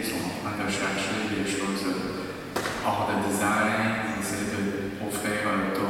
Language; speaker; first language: French; non-native, learner; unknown